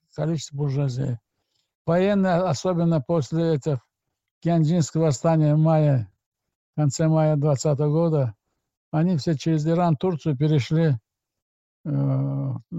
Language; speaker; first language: Russian; non-native, local second language; Azerbaijani